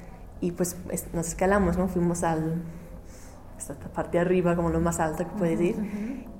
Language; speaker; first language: Spanish; non-native, fluent; English